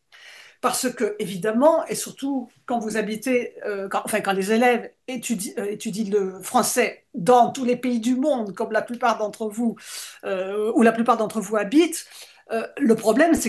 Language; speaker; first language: French; native; French